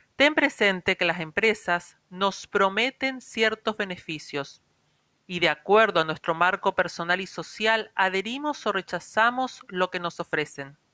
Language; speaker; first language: Spanish; native; Spanish